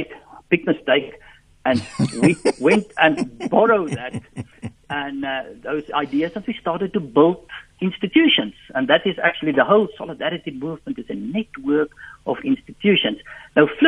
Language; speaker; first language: English; non-native, local second language; Afrikaans